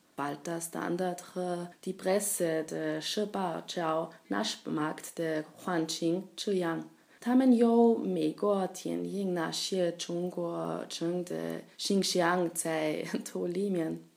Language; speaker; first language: Chinese; non-native, learner; German